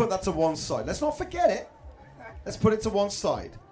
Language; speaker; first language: English; native; English